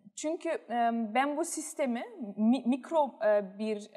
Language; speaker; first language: Turkish; early bilingual, heritage; Turkish